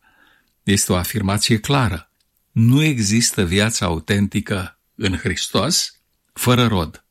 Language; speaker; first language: Romanian; native; Romanian